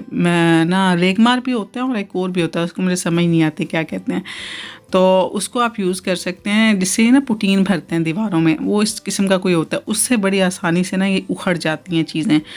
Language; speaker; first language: Urdu; native; Urdu